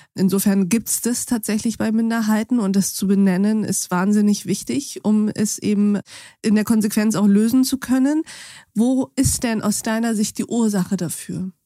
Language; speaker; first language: German; native; German